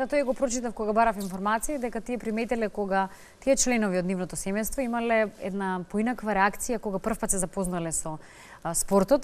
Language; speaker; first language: Macedonian; native; Macedonian